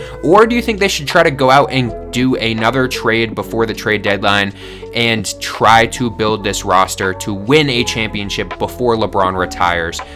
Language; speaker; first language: English; native; English